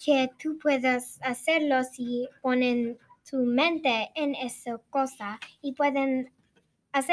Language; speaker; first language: Spanish; non-native, learner; English